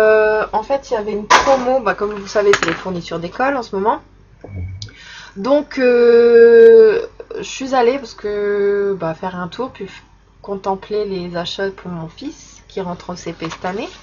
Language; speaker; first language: French; native; French